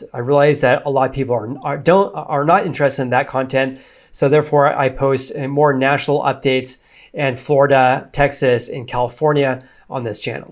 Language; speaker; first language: English; native; English